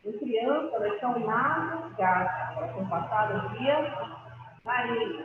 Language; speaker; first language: Portuguese; native; Portuguese